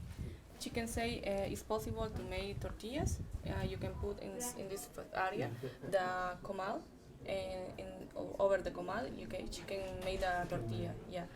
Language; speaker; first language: English; non-native, fluent; Spanish